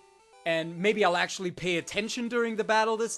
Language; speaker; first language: English; native; English